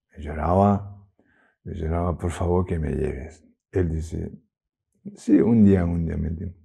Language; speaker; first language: Spanish; non-native, learner; Tibetan